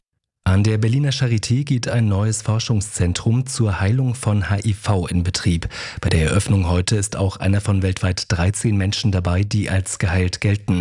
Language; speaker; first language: German; native; German